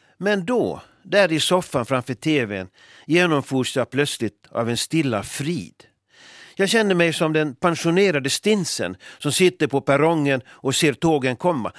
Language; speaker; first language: Swedish; native; Swedish